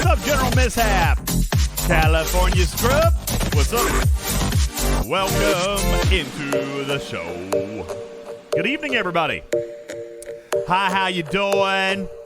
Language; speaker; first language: English; native; English